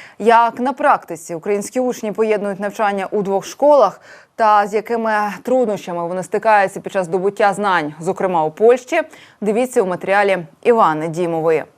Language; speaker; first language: Ukrainian; native; Ukrainian